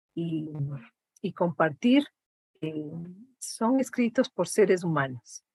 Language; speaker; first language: Spanish; native; Spanish